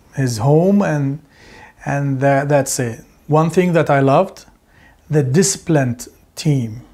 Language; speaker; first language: English; non-native, fluent; Arabic